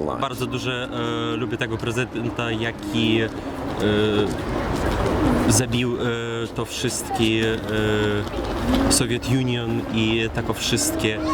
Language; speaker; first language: Polish; non-native, learner; Ukrainian